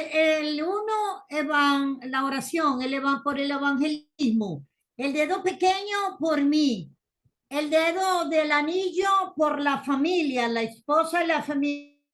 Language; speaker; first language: Spanish; native; Spanish